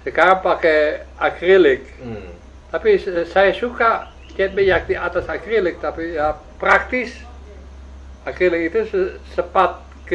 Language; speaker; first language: Indonesian; non-native, learner; Dutch